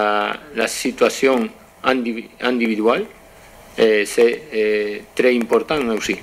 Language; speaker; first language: French; non-native, learner; Spanish